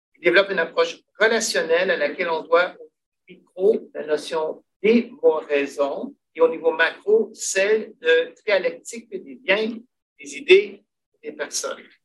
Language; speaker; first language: French; native; French